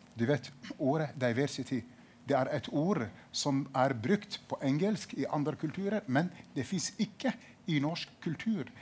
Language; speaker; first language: Norwegian; non-native, fluent; Arabic